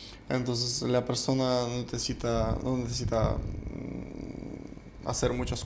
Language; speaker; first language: Spanish; non-native, fluent; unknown